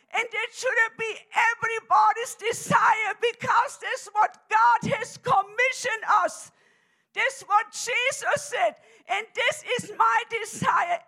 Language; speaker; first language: English; non-native, fluent; German